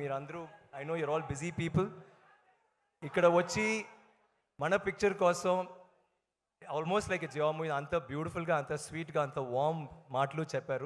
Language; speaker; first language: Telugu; non-native, learner; Tamil